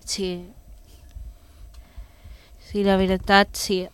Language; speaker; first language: Catalan; non-native, local second language; Spanish